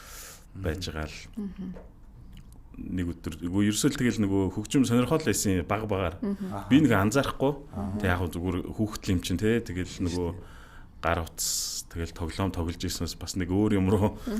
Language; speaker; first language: Mongolian; native; Mongolian